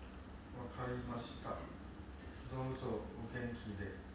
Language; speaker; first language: Japanese; non-native, learner; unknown